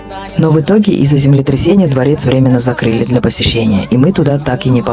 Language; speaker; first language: Russian; native; Russian